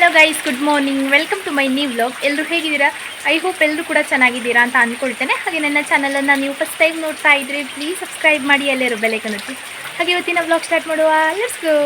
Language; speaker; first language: Kannada; non-native, local second language; Konkani